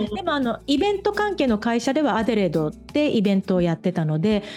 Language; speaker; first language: Japanese; native; Japanese